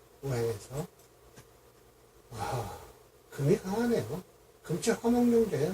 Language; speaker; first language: Korean; native; Korean